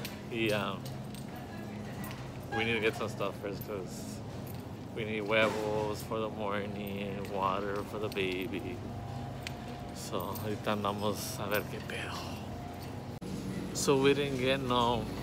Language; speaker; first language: English; early bilingual, other home language; Spanish